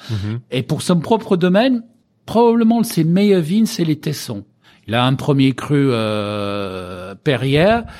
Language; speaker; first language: French; non-native, fluent; English